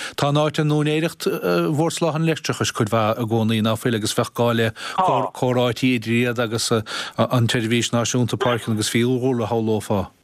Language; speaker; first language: Irish; native; Irish